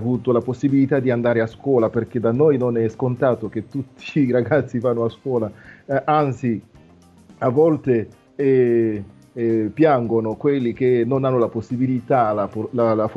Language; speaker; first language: Italian; non-native, fluent; Nande